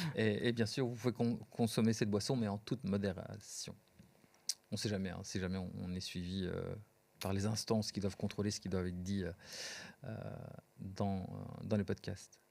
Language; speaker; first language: French; early bilingual, other home language; Portuguese